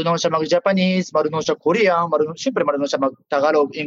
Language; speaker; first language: Filipino; non-native, learner; Japanese